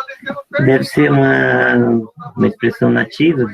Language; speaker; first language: Portuguese; native; Portuguese